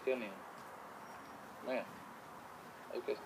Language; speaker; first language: Swedish; native; Swedish